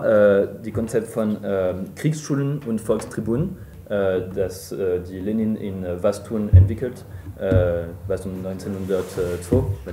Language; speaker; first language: German; non-native, fluent; French